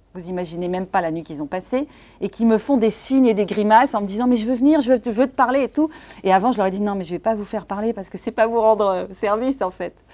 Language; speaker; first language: French; native; French